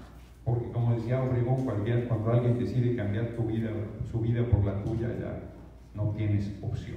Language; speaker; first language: Spanish; native; Spanish